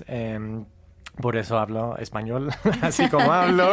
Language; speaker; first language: Spanish; non-native, fluent; English